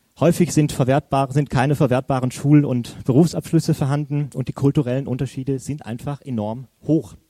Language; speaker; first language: German; native; German